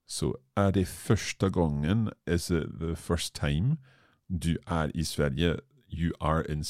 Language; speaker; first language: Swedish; non-native, learner; English